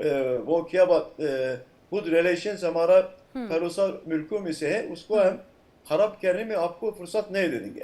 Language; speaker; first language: Hindi; non-native, fluent; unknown